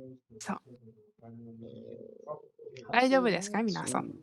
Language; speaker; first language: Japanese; non-native, learner; Malay